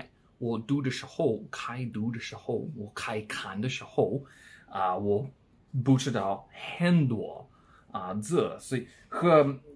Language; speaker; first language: Chinese; non-native, learner; English